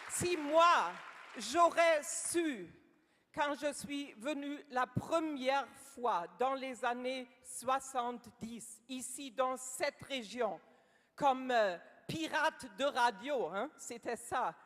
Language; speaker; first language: French; non-native, learner; German